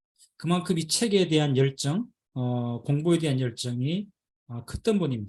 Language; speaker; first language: Korean; native; Korean